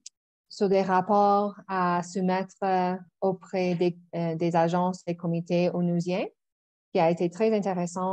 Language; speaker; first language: French; non-native, local second language; English